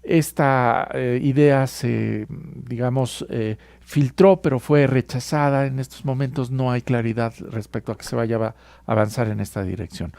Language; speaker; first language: Spanish; native; Spanish